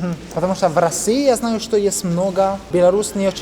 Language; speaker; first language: Russian; non-native, learner; English